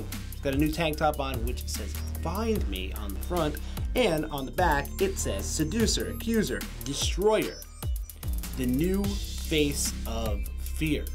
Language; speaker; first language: English; native; English